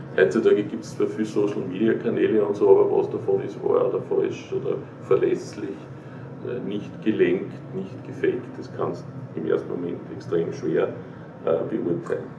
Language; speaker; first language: German; native; German